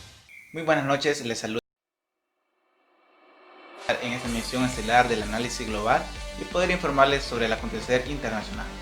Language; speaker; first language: Spanish; native; Spanish